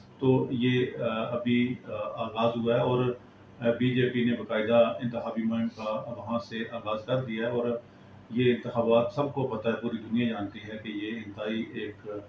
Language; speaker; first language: Urdu; non-native, local second language; Pahari-Potwari